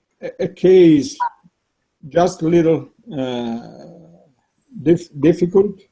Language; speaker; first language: English; non-native, learner; Italian